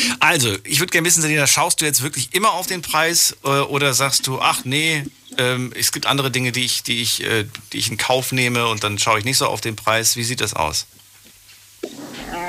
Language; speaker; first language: German; native; German